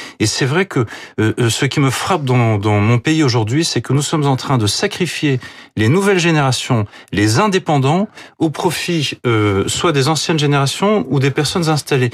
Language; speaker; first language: French; native; French